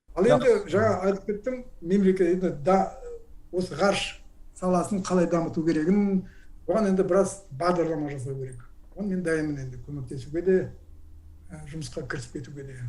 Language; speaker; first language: Kazakh; native; Kazakh